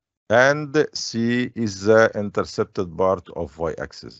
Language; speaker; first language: English; non-native, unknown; Arabic